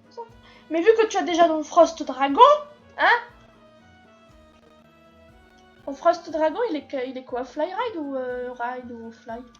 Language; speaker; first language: French; native; French